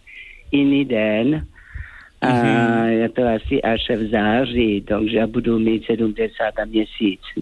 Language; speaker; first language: Czech; non-native, fluent; French